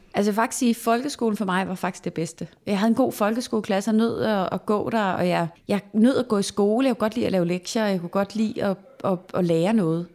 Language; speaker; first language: Danish; native; Danish